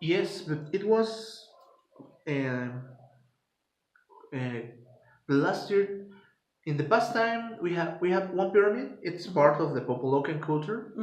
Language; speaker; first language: English; non-native, fluent; Spanish